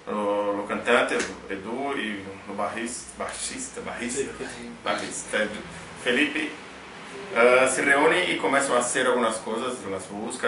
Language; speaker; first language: Spanish; non-native, learner; Portuguese